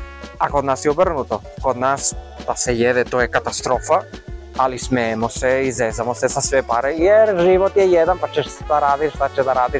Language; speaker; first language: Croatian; non-native, learner; Spanish